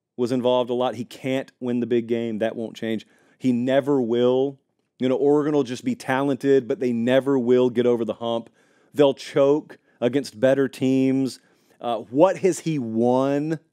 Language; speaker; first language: English; native; English